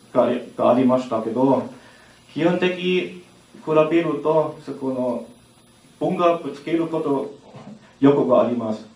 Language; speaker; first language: Japanese; non-native, learner; German